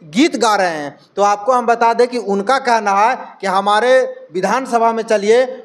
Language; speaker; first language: Hindi; native; Hindi